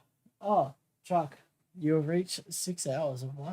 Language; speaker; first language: English; native; English